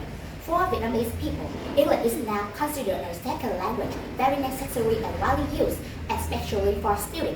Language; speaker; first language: English; non-native, learner; Vietnamese